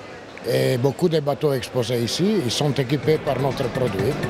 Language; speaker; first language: French; non-native, fluent; Italian